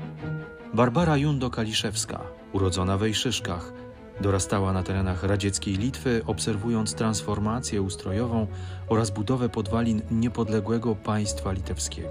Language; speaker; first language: Polish; native; Polish